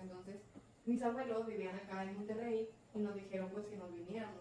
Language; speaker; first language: Spanish; early bilingual, heritage; Spanish